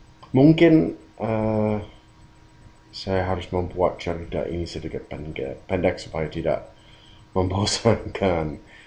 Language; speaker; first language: Indonesian; non-native, fluent; English